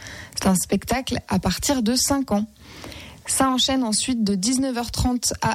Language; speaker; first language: French; native; French